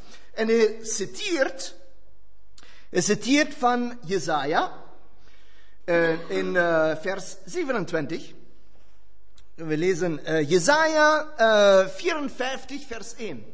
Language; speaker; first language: Dutch; non-native, fluent; German